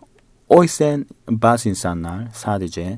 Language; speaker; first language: Turkish; non-native, fluent; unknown